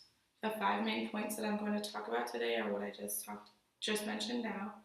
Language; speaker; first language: English; native; English